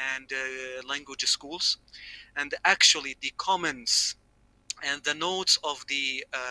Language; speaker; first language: English; non-native, fluent; Arabic